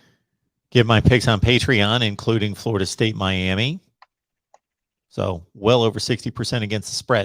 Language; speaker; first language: English; native; English